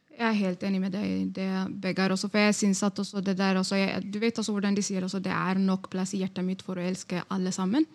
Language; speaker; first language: Norwegian; non-native, fluent; Amharic